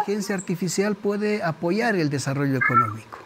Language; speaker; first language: Spanish; native; Spanish